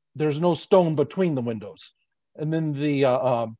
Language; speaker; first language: English; native; English